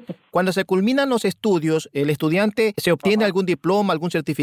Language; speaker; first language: Spanish; native; Spanish